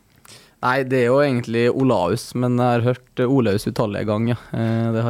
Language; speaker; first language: Norwegian; native; Norwegian